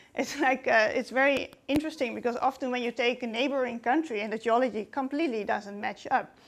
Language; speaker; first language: English; non-native, fluent; Dutch